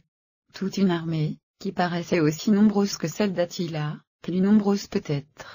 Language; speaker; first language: French; native; French